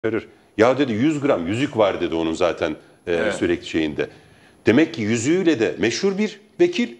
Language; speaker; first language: Turkish; native; Turkish